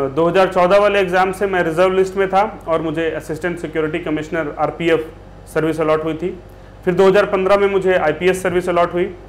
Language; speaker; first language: Hindi; native; Hindi